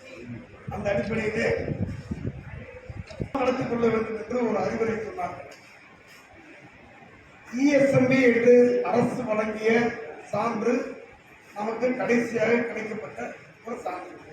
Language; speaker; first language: Tamil; native; Tamil